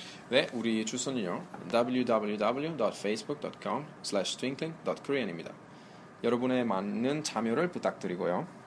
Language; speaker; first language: Korean; non-native, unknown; Italian